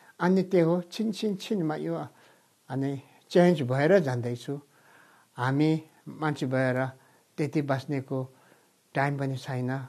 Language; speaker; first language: Nepali; non-native, fluent; Tibetan